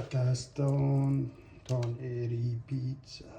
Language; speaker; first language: Finnish; non-native, learner; Arabic